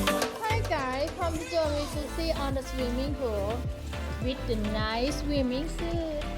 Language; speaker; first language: English; non-native, learner; Thai